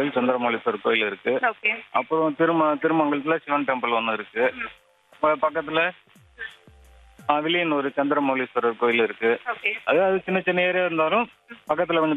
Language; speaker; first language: Tamil; native; Tamil